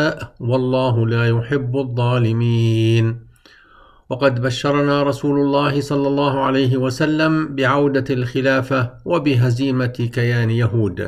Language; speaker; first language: Arabic; native; Arabic